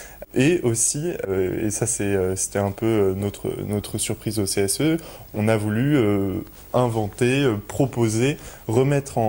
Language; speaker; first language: French; native; French